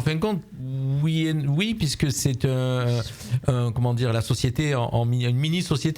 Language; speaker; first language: French; native; French